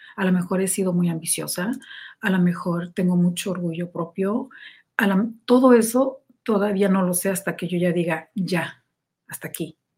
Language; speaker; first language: Spanish; native; Spanish